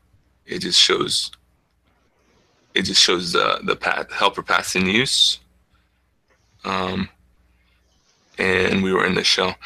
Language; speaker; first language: English; native; English